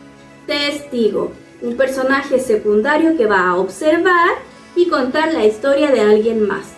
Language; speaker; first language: Spanish; native; Spanish